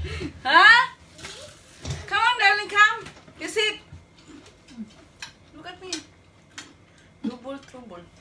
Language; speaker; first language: English; non-native, learner; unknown